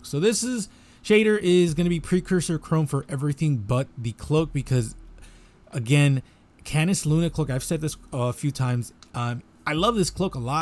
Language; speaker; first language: English; native; English